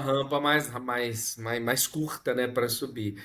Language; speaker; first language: Portuguese; native; Portuguese